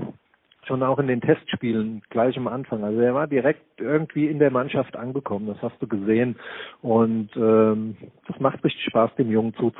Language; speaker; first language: German; native; German